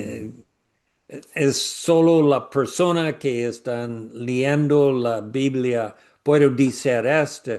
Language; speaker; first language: Spanish; non-native, learner; English